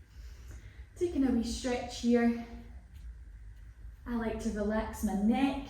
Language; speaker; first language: English; native; English